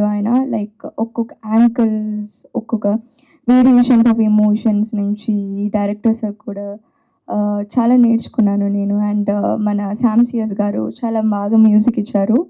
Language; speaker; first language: Telugu; non-native, learner; Tamil